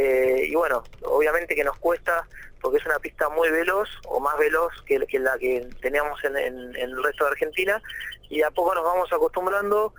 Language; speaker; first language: Spanish; native; Spanish